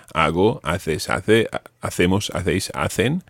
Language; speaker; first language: Spanish; non-native, fluent; English